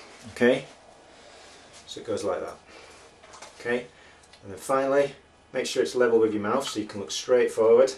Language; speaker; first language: English; native; English